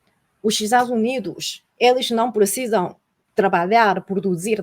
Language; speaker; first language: Portuguese; non-native, fluent; Chinese